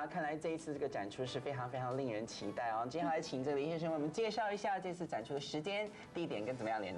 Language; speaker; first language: Chinese; native; Chinese